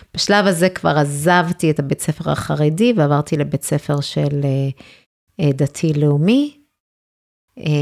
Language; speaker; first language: Hebrew; early bilingual, other home language; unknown